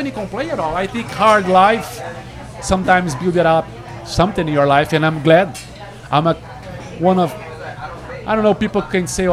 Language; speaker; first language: English; non-native, fluent; Portuguese